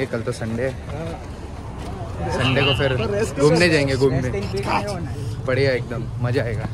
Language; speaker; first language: Hindi; native; Hindi